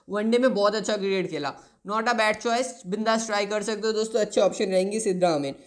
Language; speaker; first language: Hindi; non-native, local second language; Bangla